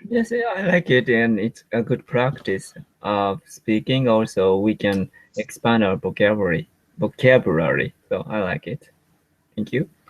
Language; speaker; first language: English; non-native, learner; Japanese